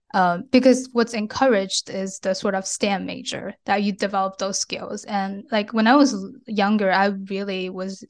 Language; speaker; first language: English; non-native, fluent; Chinese